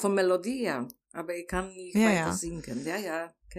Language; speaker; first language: German; non-native, learner; Polish